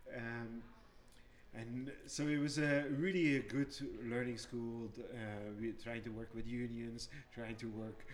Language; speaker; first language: English; non-native, fluent; Dutch